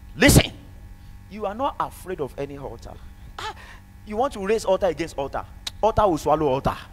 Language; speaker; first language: English; non-native, local second language; Yoruba